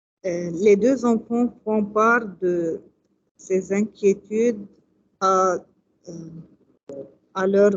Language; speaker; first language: French; non-native, learner; Arabic